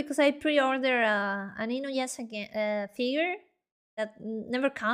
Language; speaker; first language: English; non-native, learner; Spanish